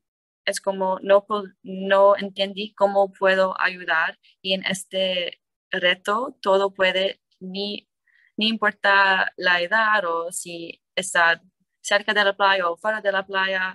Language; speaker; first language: Spanish; non-native, learner; English